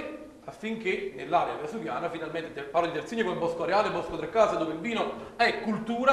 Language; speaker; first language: Italian; native; Italian